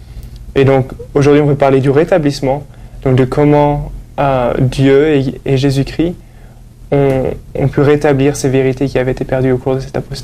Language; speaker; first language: French; native; French